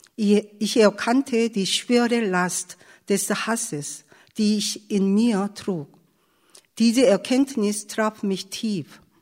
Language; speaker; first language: German; non-native, fluent; Korean